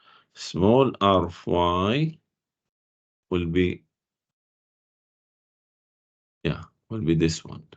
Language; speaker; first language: English; non-native, fluent; Arabic